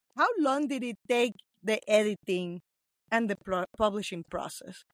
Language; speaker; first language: English; non-native, fluent; Spanish